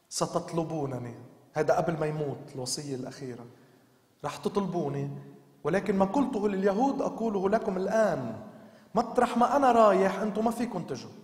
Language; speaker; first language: Arabic; native; Arabic